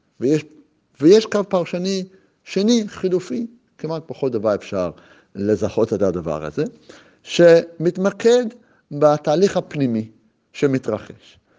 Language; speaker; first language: Hebrew; native; Hebrew